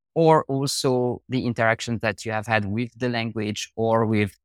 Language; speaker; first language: English; non-native, fluent; French